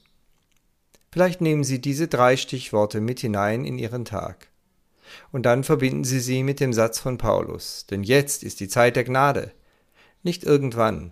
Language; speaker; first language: German; native; German